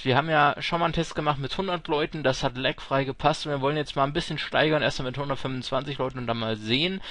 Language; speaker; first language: German; native; German